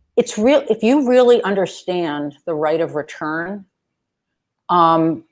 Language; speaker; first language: English; native; English